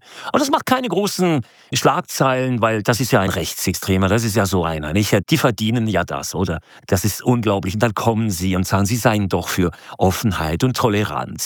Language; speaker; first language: German; native; German